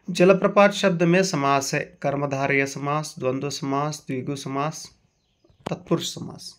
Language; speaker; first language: Hindi; non-native, local second language; Kannada